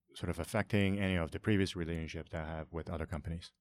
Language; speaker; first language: English; non-native, local second language; Cantonese